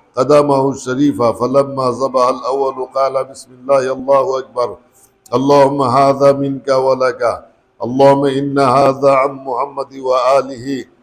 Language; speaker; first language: Arabic; non-native, fluent; Bangla